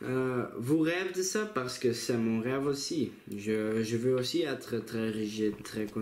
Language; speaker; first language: French; non-native, local second language; Dutch